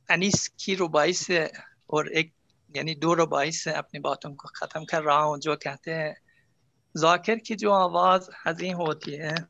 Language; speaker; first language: Urdu; non-native, fluent; Azerbaijani